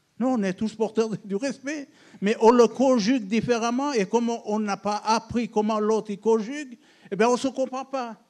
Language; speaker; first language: French; non-native, local second language; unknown